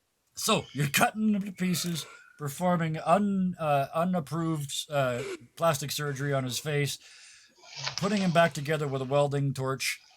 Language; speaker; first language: English; native; English